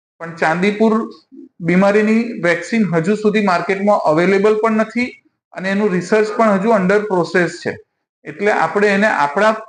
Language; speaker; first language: Gujarati; native; Gujarati